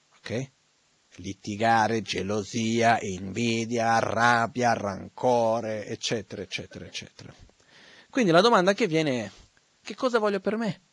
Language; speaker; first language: Italian; non-native, fluent; Portuguese